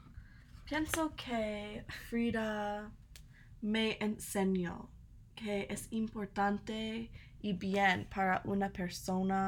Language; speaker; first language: Spanish; non-native, learner; English